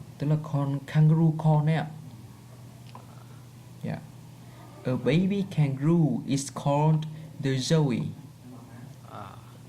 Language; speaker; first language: English; non-native, fluent; Vietnamese